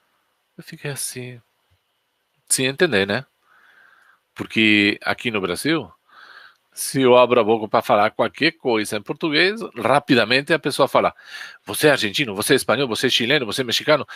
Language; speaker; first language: Portuguese; non-native, fluent; Spanish